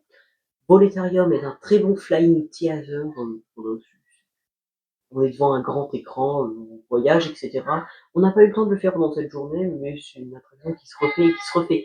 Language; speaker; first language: French; native; French